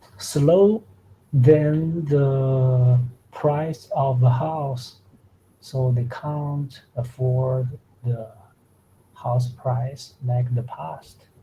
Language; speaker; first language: English; non-native, learner; Chinese